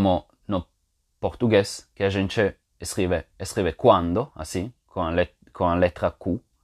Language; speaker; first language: Portuguese; non-native, fluent; Italian